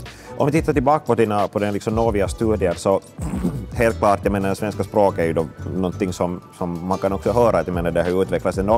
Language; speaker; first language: Swedish; native; Swedish